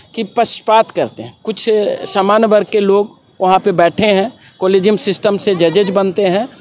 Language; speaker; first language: Hindi; native; Hindi